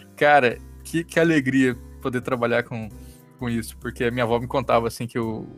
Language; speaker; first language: Portuguese; native; Portuguese